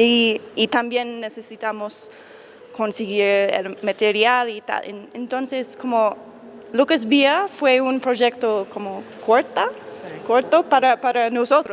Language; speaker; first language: Spanish; non-native, fluent; English